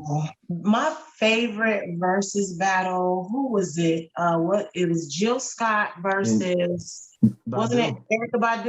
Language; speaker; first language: English; native; English